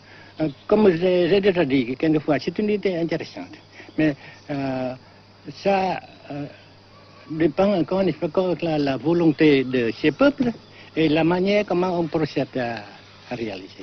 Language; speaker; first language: French; non-native, local second language; Vietnamese